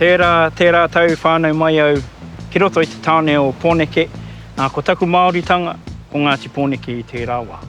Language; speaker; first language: Māori; non-native, local second language; English